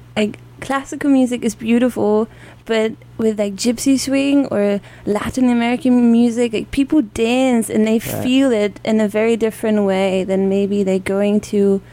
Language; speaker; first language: English; non-native, fluent; German